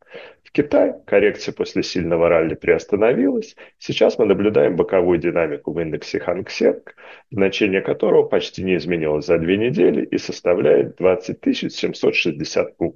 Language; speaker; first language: Russian; native; Russian